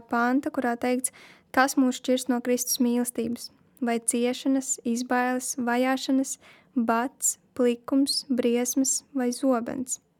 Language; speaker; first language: Latvian; non-native, local second language; Russian